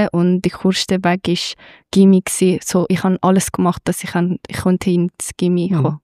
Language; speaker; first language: German; non-native, fluent; Persian